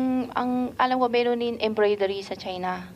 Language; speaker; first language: Filipino; non-native, learner; Chinese